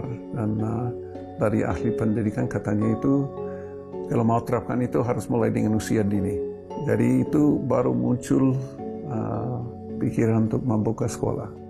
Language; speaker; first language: Indonesian; non-native, fluent; English